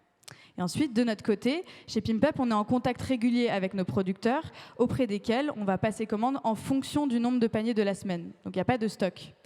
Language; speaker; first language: French; native; French